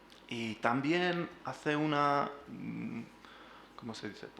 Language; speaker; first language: Spanish; non-native, learner; Czech